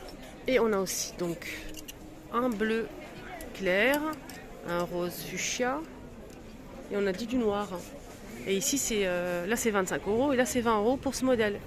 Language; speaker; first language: French; native; French